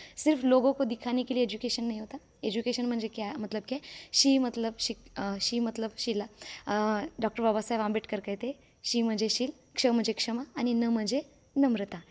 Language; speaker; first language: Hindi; non-native, local second language; Marathi